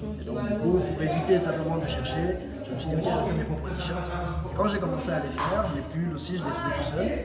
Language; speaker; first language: French; early bilingual, other home language; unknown